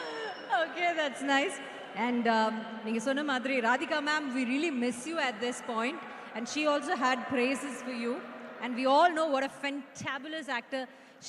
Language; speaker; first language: Tamil; native; Tamil